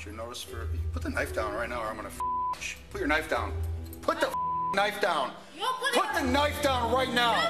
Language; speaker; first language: English; native; English